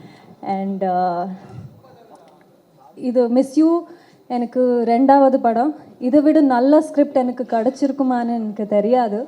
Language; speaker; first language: Tamil; non-native, learner; Kannada